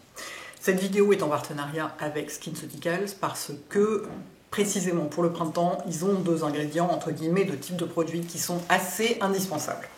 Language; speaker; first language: French; native; French